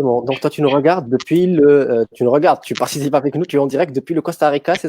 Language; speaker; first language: French; native; French